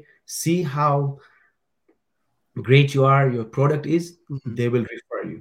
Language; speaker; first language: English; non-native, local second language; Gujarati